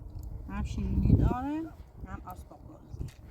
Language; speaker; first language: Persian; non-native, local second language; Azerbaijani